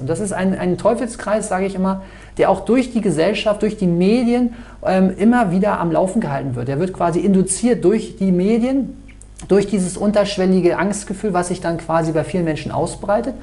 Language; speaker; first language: German; native; German